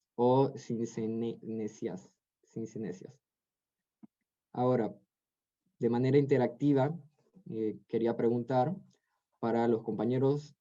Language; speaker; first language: Spanish; native; Spanish